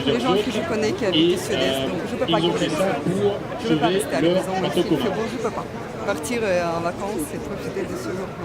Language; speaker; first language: French; non-native, fluent; Russian